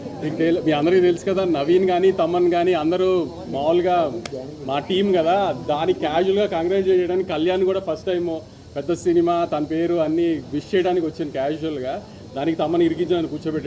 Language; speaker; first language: Telugu; native; Telugu